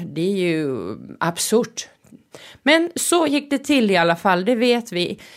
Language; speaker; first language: Swedish; non-native, local second language; Finnish